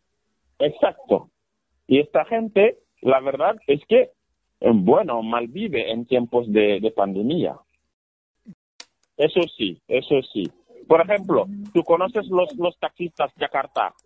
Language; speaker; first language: Spanish; non-native, fluent; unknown